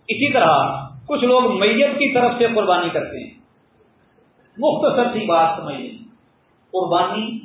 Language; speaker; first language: Urdu; non-native, local second language; Punjabi